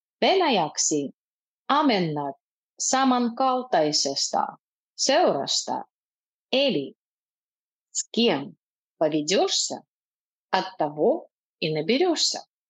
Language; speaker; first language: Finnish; non-native, fluent; Russian